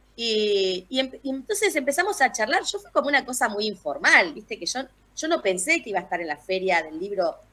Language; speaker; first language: Spanish; native; Spanish